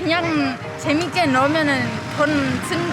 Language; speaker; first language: Korean; non-native, fluent; Khmer